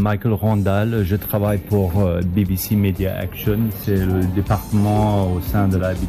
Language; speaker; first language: French; non-native, fluent; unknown